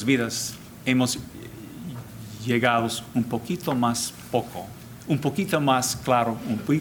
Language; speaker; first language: Spanish; non-native, fluent; English